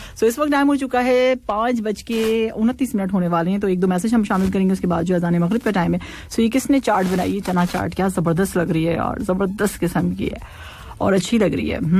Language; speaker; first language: Urdu; native; Urdu